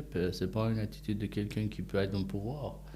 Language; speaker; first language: French; non-native, fluent; Persian